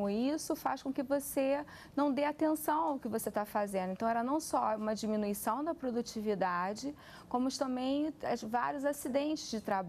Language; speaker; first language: Portuguese; native; Portuguese